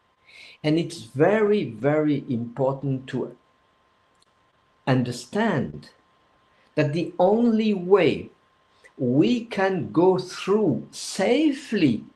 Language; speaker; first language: English; non-native, fluent; French